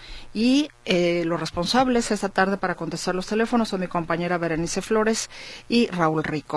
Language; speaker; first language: Spanish; native; Spanish